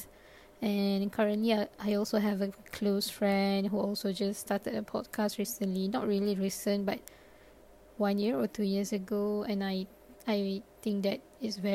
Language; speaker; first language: English; non-native, local second language; Malay